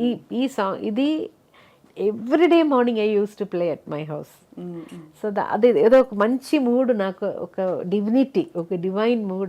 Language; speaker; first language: Telugu; non-native, local second language; Malayalam